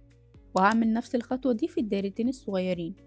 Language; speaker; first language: Arabic; native; Arabic